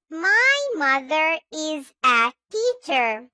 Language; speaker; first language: English; non-native, learner; Urdu